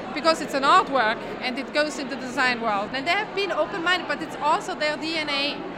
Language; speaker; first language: English; non-native, fluent; Italian